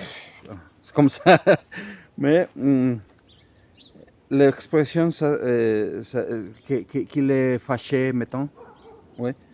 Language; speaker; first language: French; non-native, fluent; Spanish